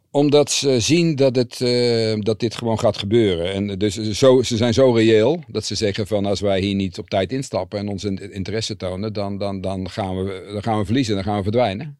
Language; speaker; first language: Dutch; native; Dutch